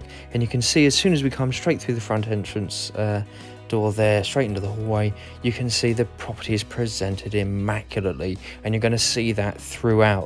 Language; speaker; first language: English; native; English